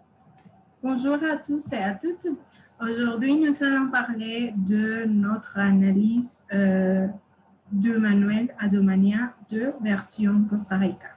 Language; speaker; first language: French; non-native, fluent; Spanish